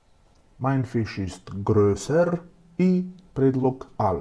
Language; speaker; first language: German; non-native, fluent; Macedonian